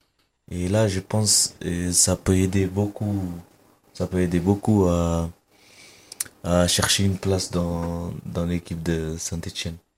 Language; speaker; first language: French; non-native, fluent; Kabuverdianu